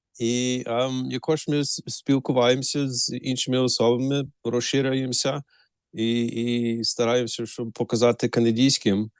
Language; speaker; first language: Ukrainian; early bilingual, heritage; Ukrainian